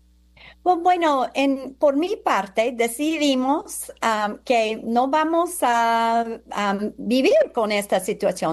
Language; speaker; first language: Spanish; non-native, fluent; English